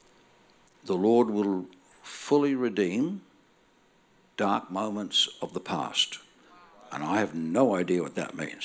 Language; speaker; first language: English; native; English